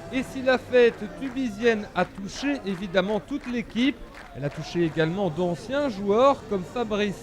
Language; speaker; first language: French; native; French